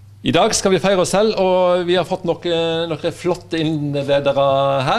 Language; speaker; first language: Norwegian; native; Norwegian